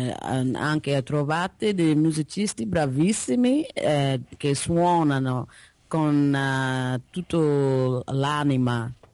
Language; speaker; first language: Italian; non-native, learner; English